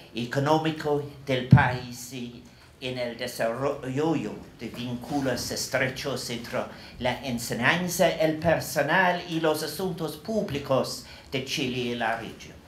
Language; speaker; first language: Spanish; non-native, learner; English